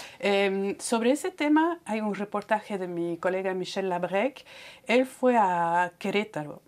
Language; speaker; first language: Spanish; non-native, fluent; French